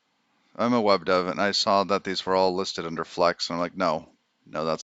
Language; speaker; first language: English; native; English